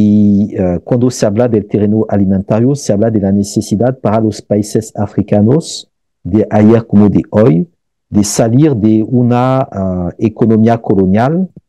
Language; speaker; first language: Spanish; non-native, fluent; French